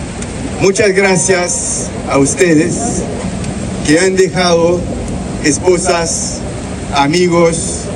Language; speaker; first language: Spanish; non-native, fluent; Haitian Creole